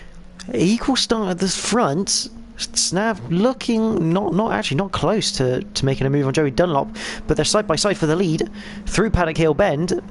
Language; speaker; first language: English; native; English